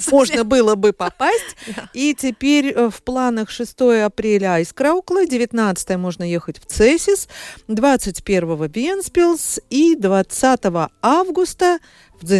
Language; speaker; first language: Russian; native; Russian